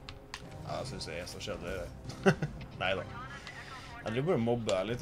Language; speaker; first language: Norwegian; native; Norwegian